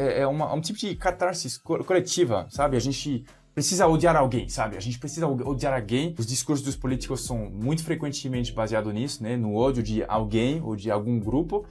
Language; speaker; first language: Portuguese; non-native, fluent; French